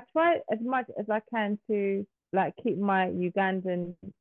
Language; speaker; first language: English; native; English